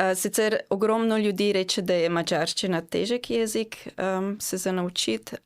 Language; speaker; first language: Slovenian; non-native, local second language; Hungarian